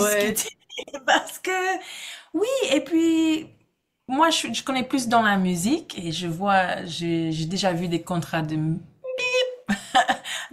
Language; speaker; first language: French; non-native, fluent; English